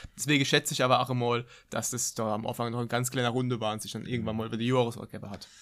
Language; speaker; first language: German; native; German